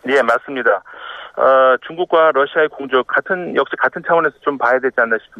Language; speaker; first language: Korean; native; Korean